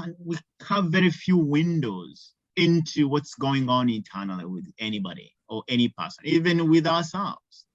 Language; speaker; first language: English; non-native, local second language; Ganda